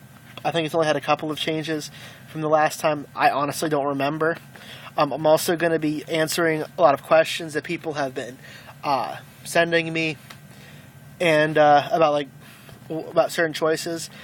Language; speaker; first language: English; native; English